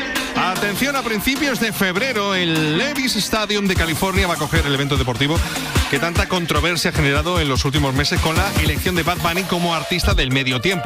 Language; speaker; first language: Spanish; native; Spanish